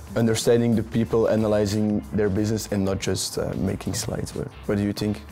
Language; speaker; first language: English; non-native, fluent; Dutch